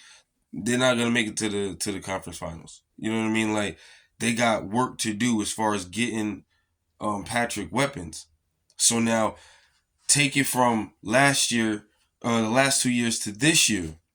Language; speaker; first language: English; native; English